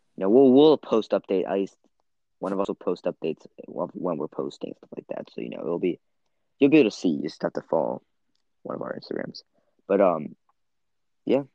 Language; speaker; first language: English; early bilingual, other home language; Italian